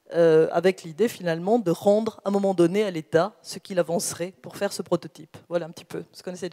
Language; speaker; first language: French; native; French